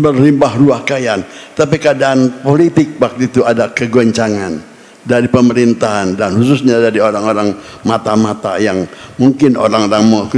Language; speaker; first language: Indonesian; native; Indonesian